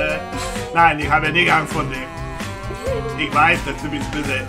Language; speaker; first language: German; non-native, learner; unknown